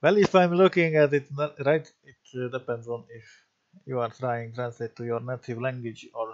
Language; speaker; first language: English; non-native, learner; Hungarian